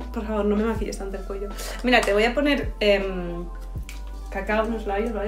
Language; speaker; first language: Spanish; native; Spanish